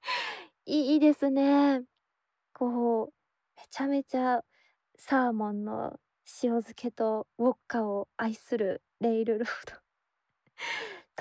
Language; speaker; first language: Japanese; native; Japanese